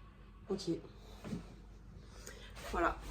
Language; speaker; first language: French; native; French